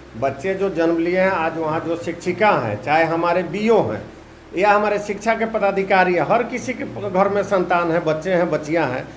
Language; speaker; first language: Hindi; native; Hindi